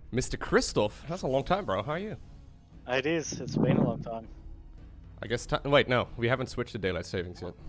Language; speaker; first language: English; non-native, fluent; Dutch